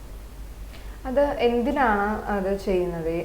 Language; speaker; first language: Malayalam; native; Malayalam